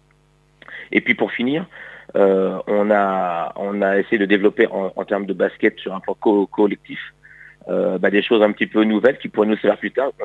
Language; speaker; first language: French; native; French